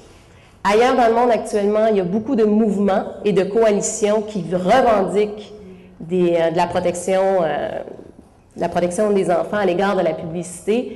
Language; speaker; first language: French; native; French